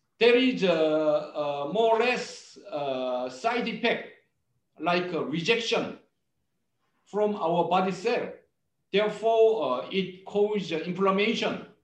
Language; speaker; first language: English; non-native, learner; Korean